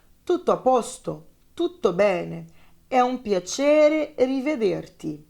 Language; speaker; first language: Italian; non-native, fluent; Portuguese